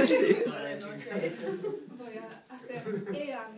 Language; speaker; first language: Spanish; non-native, learner; English